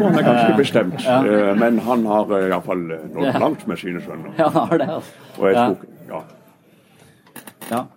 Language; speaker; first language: Norwegian; native; Norwegian